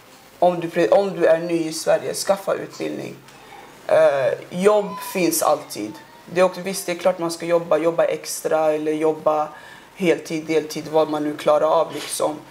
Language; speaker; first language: Swedish; early bilingual, other home language; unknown